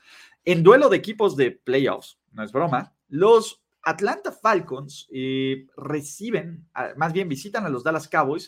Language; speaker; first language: Spanish; native; Spanish